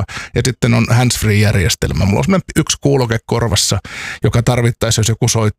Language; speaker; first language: Finnish; native; Finnish